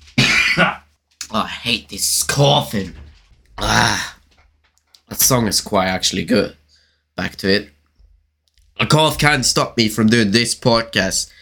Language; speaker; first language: English; non-native, learner; German